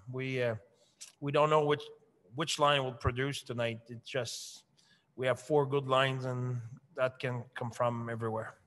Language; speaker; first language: English; non-native, fluent; French